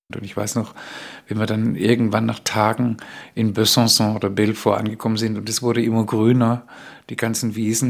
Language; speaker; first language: German; early bilingual, other home language; Spanish